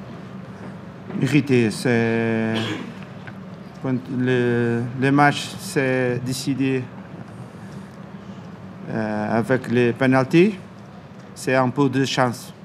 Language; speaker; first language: French; non-native, learner; Portuguese